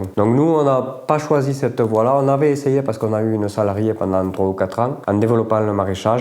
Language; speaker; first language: French; native; French